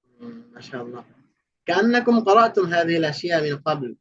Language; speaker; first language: Arabic; non-native, fluent; Bangla